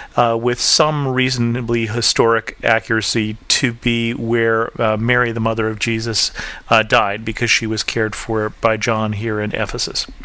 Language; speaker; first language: English; native; English